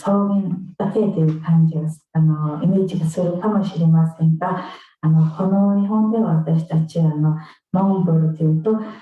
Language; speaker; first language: Japanese; non-native, fluent; Mongolian